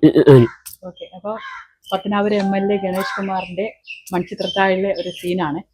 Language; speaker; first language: Malayalam; native; Malayalam